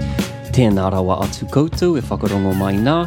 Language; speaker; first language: Māori; non-native, local second language; English